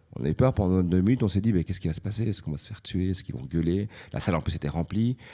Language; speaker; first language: French; native; French